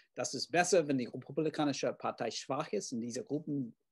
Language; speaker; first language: German; non-native, fluent; English